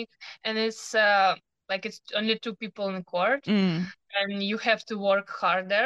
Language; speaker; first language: English; non-native, learner; Ukrainian